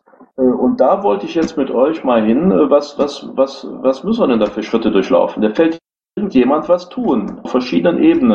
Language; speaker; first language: German; native; German